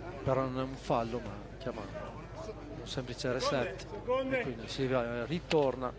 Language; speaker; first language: Italian; native; Italian